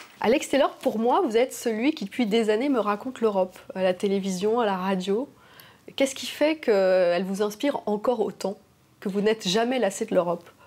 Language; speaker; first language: French; native; French